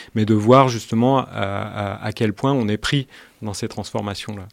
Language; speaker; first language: French; native; French